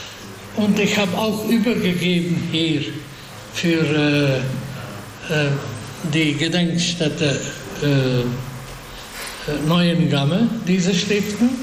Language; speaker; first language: German; non-native, fluent; Hungarian